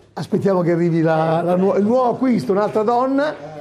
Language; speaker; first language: Italian; native; Italian